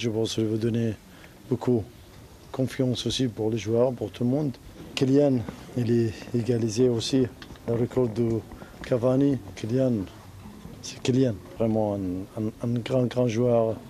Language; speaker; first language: French; non-native, learner; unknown